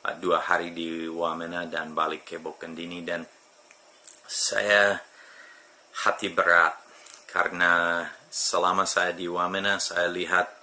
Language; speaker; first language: Indonesian; non-native, fluent; English